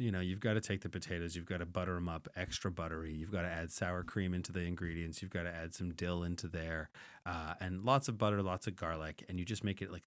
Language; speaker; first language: English; native; English